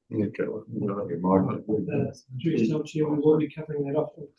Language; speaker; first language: English; native; English